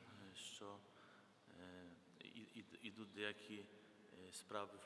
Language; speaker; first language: Ukrainian; non-native, fluent; Polish